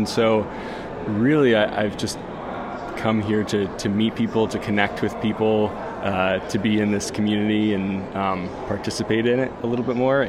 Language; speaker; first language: English; native; English